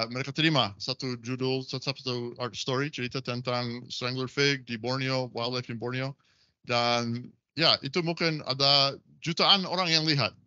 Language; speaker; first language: Indonesian; non-native, fluent; English